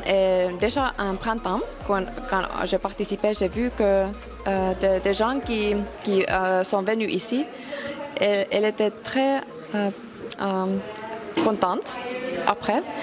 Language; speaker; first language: French; non-native, learner; Finnish